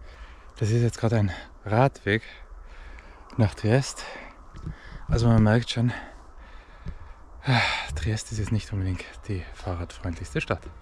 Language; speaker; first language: German; native; German